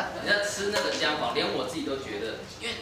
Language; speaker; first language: Chinese; native; Chinese